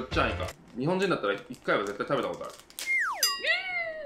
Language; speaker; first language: Japanese; native; Japanese